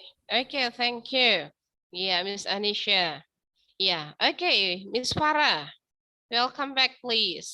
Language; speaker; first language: English; non-native, fluent; Indonesian